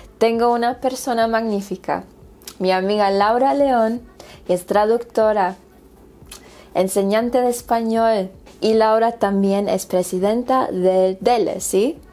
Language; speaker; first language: Spanish; non-native, fluent; English